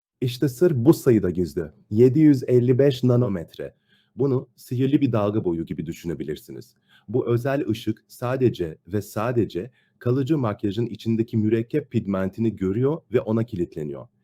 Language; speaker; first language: Turkish; native; Turkish